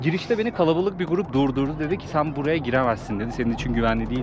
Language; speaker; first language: Turkish; native; Turkish